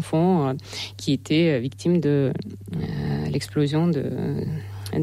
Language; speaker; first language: French; non-native, fluent; Russian